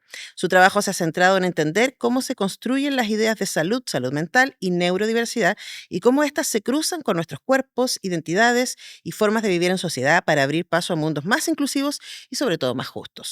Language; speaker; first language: Spanish; native; Spanish